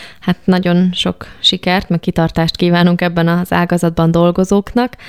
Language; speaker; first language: Hungarian; native; Hungarian